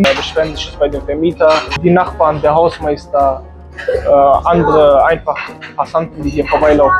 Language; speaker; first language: German; early bilingual, other home language; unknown